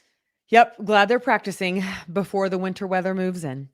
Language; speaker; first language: English; native; English